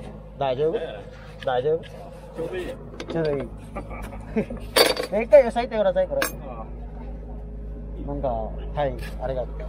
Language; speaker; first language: Japanese; non-native, learner; Cebuano